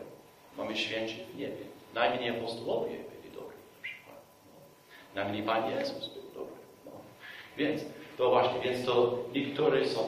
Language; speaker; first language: Polish; non-native, fluent; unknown